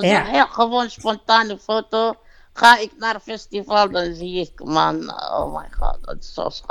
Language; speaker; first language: Dutch; non-native, fluent; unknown